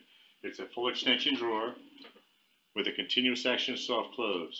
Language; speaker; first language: English; native; English